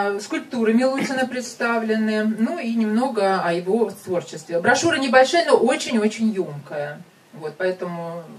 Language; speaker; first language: Russian; native; Russian